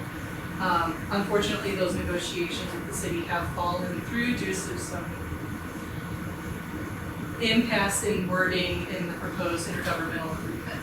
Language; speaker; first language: English; native; English